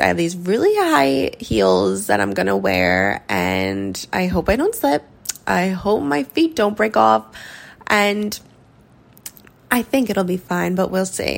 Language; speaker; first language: English; native; English